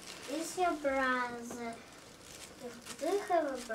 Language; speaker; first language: English; non-native, learner; Russian